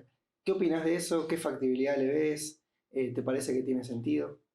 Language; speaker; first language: Spanish; native; Spanish